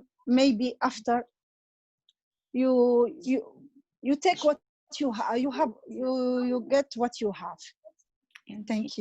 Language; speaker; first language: English; non-native, learner; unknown